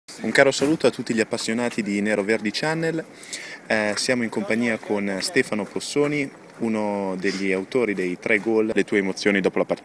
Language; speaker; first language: Italian; native; Italian